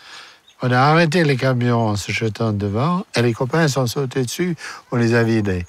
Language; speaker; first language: French; non-native, fluent; German